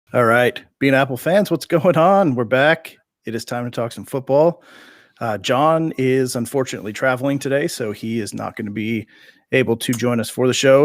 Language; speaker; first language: English; native; English